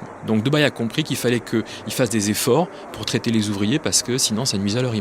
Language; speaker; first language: French; native; French